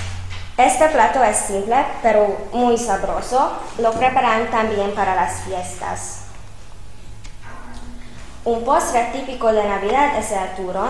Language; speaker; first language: Spanish; non-native, fluent; Hungarian